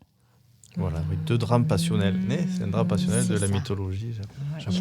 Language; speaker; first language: French; native; French